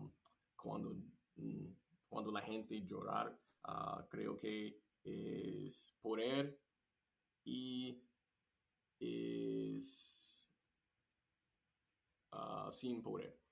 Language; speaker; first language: Spanish; non-native, learner; English